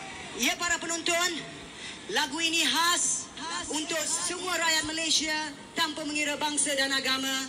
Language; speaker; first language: Malay; native; Malay